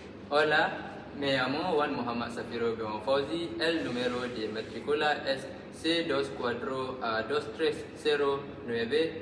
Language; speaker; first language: Spanish; non-native, learner; Malay